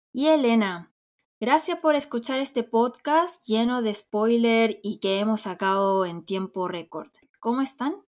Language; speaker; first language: Spanish; non-native, fluent; Korean